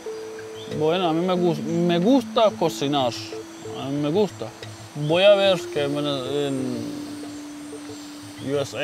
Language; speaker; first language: Spanish; non-native, learner; Haitian Creole